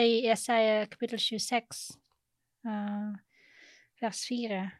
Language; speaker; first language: Norwegian; non-native, fluent; English